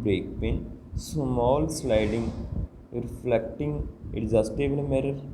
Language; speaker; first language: English; non-native, local second language; Punjabi